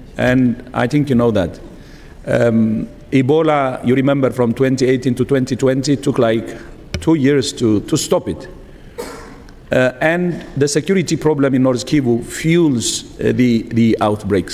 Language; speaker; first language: English; non-native, fluent; Tigrinya